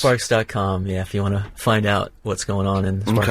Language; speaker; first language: English; native; English